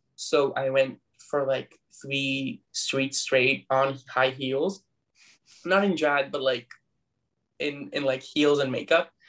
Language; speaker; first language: English; non-native, fluent; Hebrew